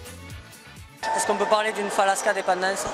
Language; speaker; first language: French; native; French